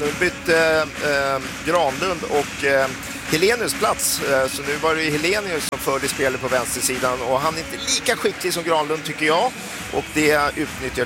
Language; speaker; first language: Swedish; native; Swedish